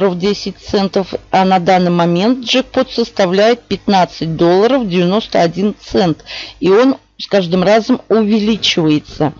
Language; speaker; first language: Russian; native; Russian